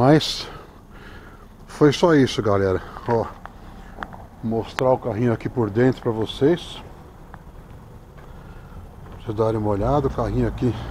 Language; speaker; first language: Portuguese; native; Portuguese